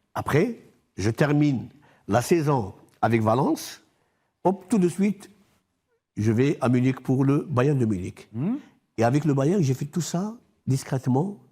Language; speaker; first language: French; non-native, local second language; Arabic